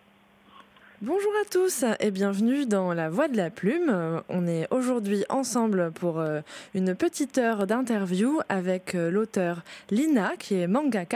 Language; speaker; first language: French; native; French